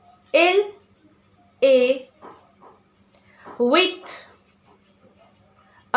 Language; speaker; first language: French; non-native, fluent; Hindi